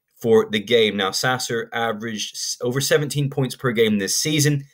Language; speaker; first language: English; native; English